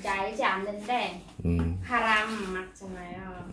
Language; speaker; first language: Korean; non-native, fluent; Khmer